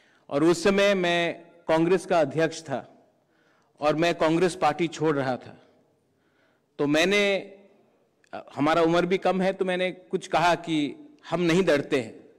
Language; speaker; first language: Hindi; non-native, local second language; Kok Borok